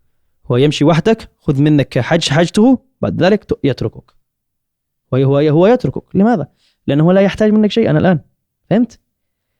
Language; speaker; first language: Arabic; non-native, fluent; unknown